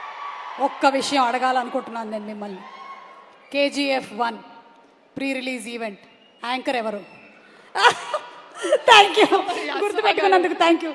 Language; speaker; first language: Telugu; native; Telugu